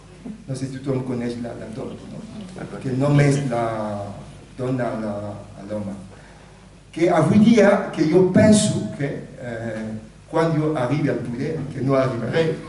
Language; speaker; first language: Catalan; non-native, fluent; Lingala